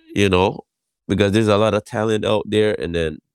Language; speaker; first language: English; non-native, fluent; Japanese